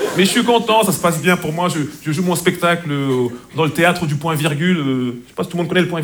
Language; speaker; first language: French; native; French